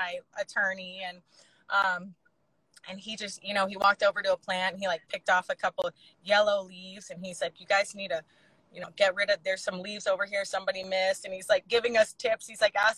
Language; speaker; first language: English; native; English